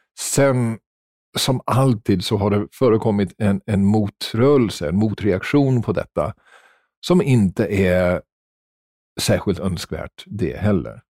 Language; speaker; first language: Swedish; non-native, fluent; English